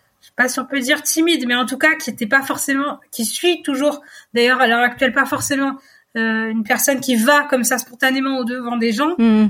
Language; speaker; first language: French; native; French